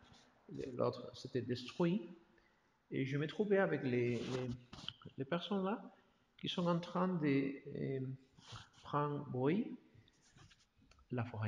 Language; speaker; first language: French; non-native, learner; Spanish